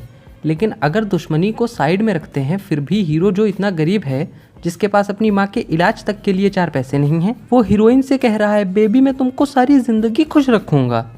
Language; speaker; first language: Hindi; native; Hindi